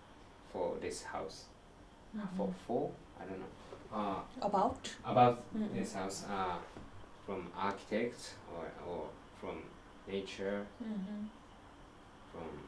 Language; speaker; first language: English; non-native, learner; Japanese